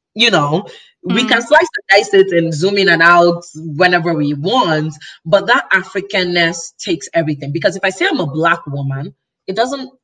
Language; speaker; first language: English; non-native, local second language; Yoruba